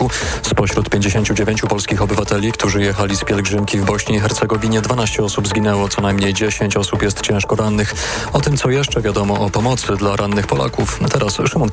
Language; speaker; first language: Polish; native; Polish